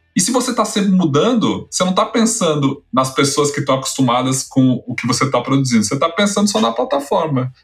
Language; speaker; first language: Portuguese; native; Portuguese